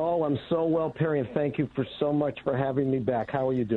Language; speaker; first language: English; native; English